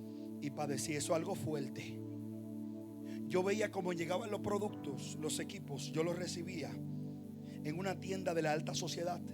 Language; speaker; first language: Spanish; native; Spanish